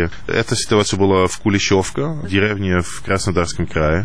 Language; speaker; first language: Russian; non-native, fluent; Dutch